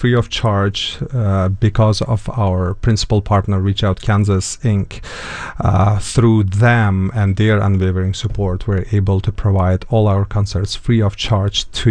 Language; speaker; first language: English; non-native, fluent; Uzbek